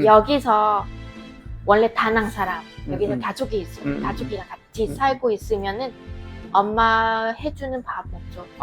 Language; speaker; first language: Korean; non-native, fluent; Vietnamese